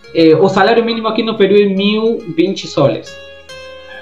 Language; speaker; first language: Portuguese; non-native, fluent; Spanish